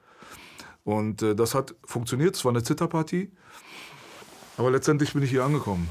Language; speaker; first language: German; early bilingual, other home language; Persian